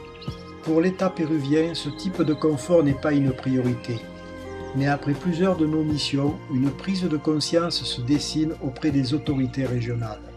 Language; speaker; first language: French; native; French